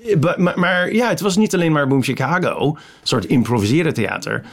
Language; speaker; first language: Dutch; non-native, fluent; English